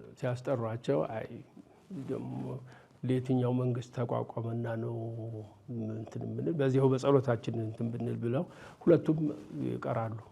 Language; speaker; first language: Amharic; native; Amharic